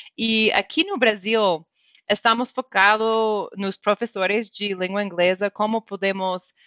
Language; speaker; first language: Portuguese; non-native, fluent; English